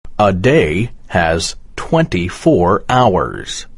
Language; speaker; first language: English; non-native, fluent; Persian